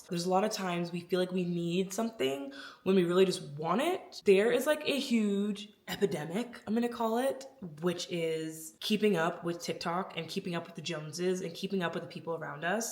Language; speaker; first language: English; native; English